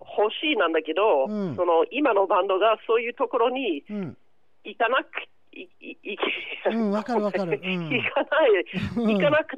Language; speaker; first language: Japanese; non-native, fluent; English